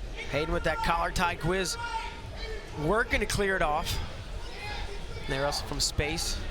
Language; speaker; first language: English; native; English